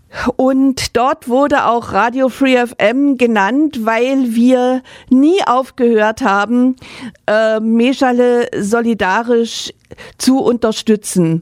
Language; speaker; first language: German; native; German